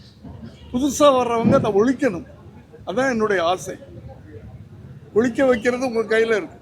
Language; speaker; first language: Tamil; native; Tamil